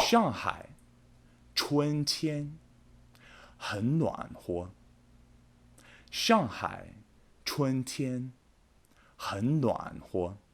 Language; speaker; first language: Chinese; non-native, fluent; English